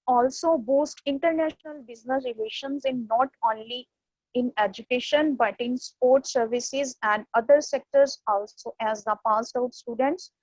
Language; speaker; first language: English; non-native, local second language; Punjabi